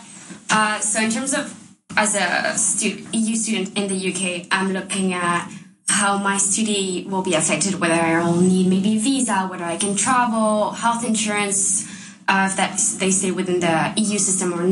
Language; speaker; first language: English; non-native, fluent; French